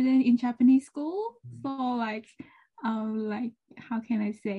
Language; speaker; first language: English; non-native, learner; Vietnamese